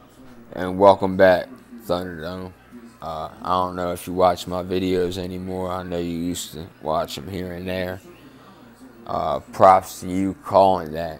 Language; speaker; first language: English; native; English